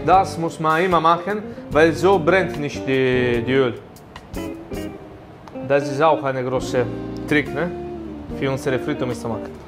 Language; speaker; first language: German; non-native, learner; Italian